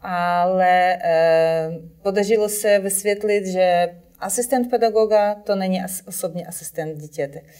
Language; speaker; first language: Czech; non-native, fluent; Ukrainian